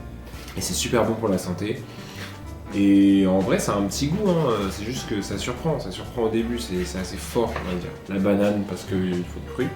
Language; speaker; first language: French; native; French